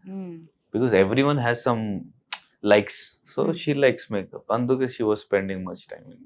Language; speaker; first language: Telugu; non-native, local second language; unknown